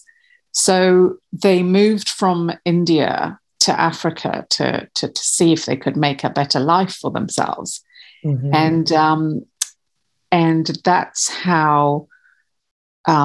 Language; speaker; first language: English; non-native, local second language; Kachhi